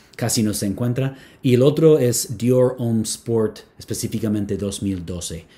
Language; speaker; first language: Spanish; non-native, fluent; English